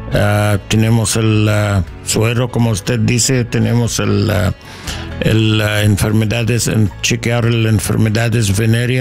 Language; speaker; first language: Spanish; non-native, learner; English